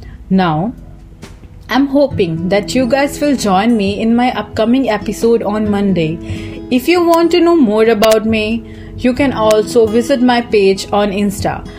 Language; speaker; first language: English; non-native, local second language; Hindi